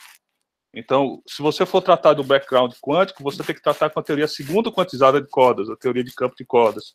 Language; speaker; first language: Portuguese; native; Portuguese